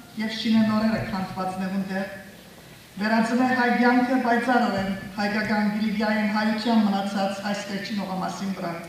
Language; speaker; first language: Armenian; early bilingual, heritage; Armenian